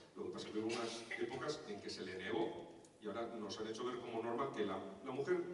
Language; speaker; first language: Spanish; non-native, local second language; Basque